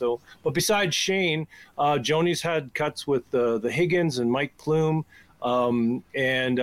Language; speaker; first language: English; native; English